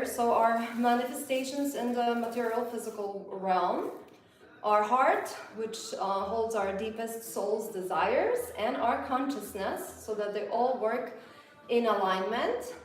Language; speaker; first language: English; non-native, fluent; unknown